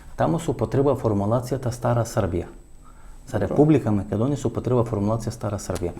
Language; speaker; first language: Macedonian; native; Macedonian